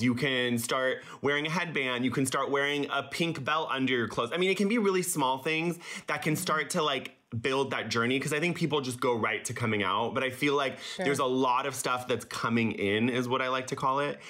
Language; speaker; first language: English; early bilingual, other home language; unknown